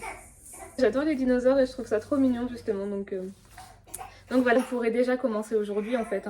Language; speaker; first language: French; native; French